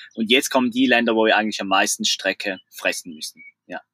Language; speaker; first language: German; native; German